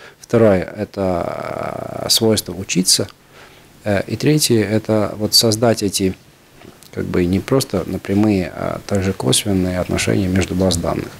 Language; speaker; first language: Russian; non-native, local second language; Latvian